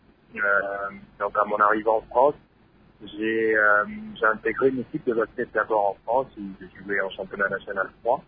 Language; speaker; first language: French; non-native, local second language; Lingala